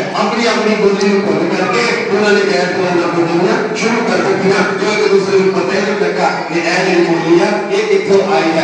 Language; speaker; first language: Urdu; non-native, local second language; Punjabi